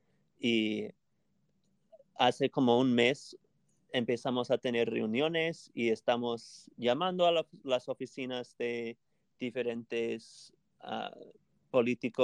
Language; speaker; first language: Spanish; non-native, fluent; English